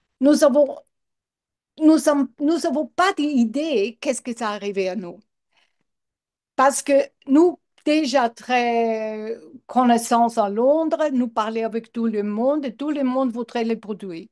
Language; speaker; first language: French; non-native, learner; English